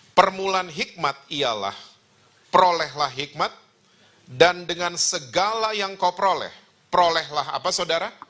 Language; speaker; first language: Indonesian; native; Indonesian